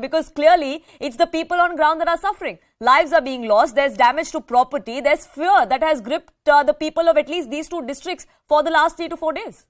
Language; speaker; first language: English; non-native, local second language; Hindi